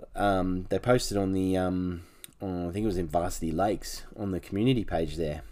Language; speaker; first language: English; native; English